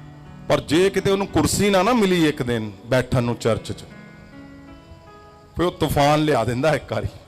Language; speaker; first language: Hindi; non-native, local second language; Punjabi